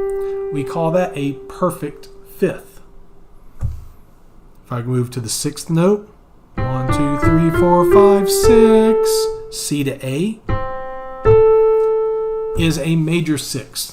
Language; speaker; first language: English; native; English